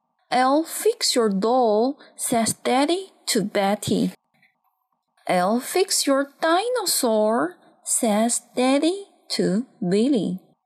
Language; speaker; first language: English; non-native, fluent; Chinese